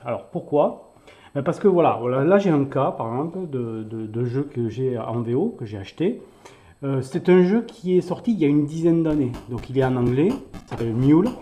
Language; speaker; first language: French; native; French